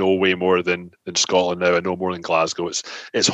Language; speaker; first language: English; native; English